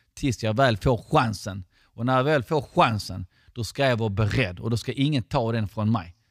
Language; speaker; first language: Swedish; non-native, fluent; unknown